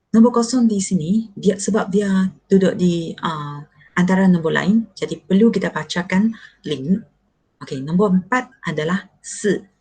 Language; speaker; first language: Malay; non-native, local second language; Chinese